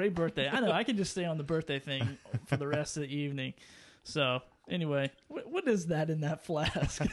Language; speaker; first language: English; native; English